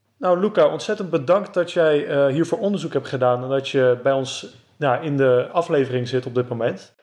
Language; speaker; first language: Dutch; native; Dutch